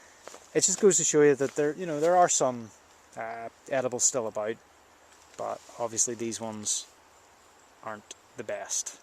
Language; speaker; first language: English; native; English